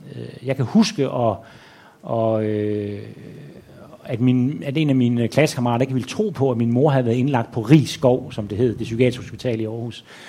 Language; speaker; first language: Danish; native; Danish